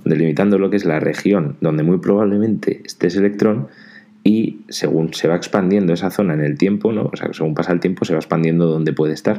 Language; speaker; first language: Spanish; native; Spanish